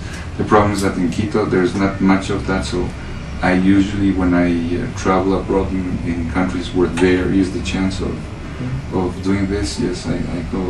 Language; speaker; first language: English; non-native, learner; Spanish